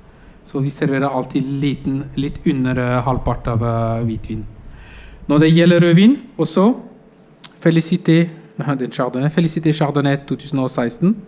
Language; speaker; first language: Norwegian; non-native, fluent; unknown